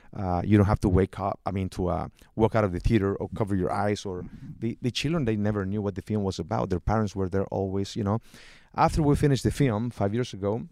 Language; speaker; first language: English; non-native, fluent; Spanish